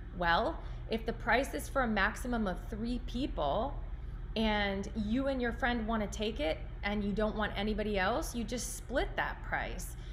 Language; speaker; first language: English; native; English